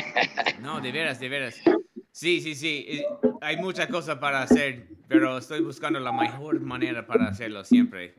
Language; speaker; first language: Spanish; non-native, learner; English